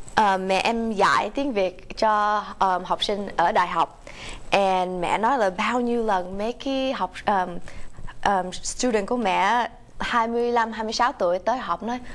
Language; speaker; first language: Vietnamese; early bilingual, heritage; Vietnamese